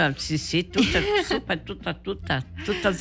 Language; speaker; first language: Italian; early bilingual, heritage; Portuguese